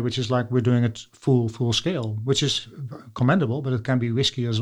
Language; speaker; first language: English; non-native, fluent; Dutch